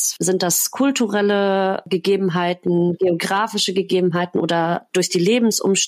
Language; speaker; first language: German; native; German